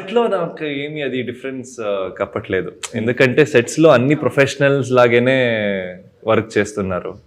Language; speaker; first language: Telugu; non-native, fluent; Kannada